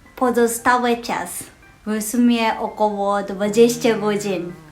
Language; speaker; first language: Polish; non-native, fluent; Japanese